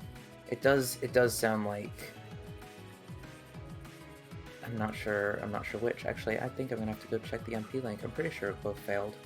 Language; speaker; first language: English; native; English